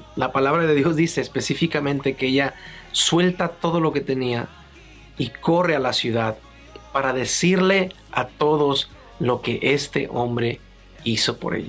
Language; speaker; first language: Spanish; native; Spanish